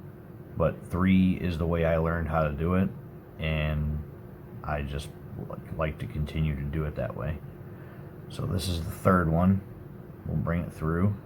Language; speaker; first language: English; native; English